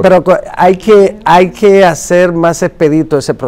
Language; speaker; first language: Spanish; native; Spanish